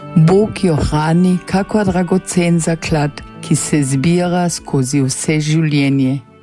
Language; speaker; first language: Slovenian; native; Slovenian